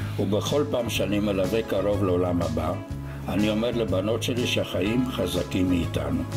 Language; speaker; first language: Hebrew; non-native, fluent; Romanian